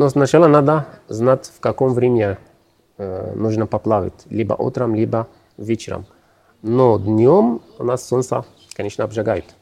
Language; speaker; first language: Russian; non-native, learner; Arabic